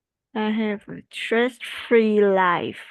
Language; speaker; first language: English; non-native, learner; Vietnamese